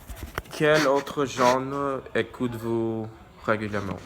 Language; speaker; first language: French; non-native, learner; English